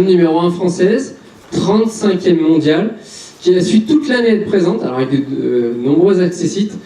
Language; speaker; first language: French; native; French